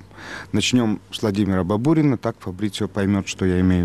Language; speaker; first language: Russian; native; Russian